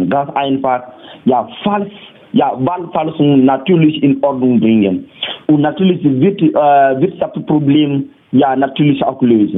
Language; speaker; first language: German; non-native, learner; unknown